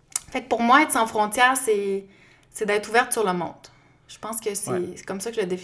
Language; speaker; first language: French; native; French